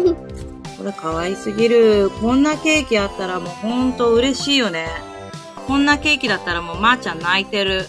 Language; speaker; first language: Japanese; native; Japanese